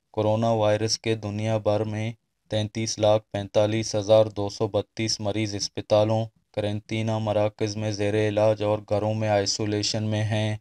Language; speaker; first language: Urdu; non-native, local second language; Baluchi